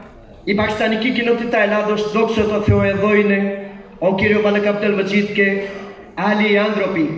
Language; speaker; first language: Greek; non-native, learner; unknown